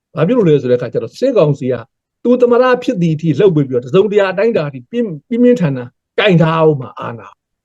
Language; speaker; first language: Burmese; native; Burmese